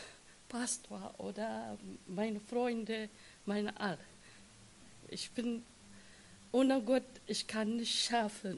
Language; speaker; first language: German; non-native, learner; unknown